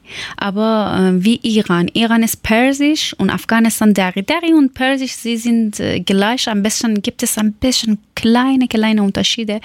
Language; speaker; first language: German; non-native, learner; Persian